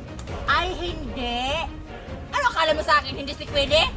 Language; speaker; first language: Filipino; native; Filipino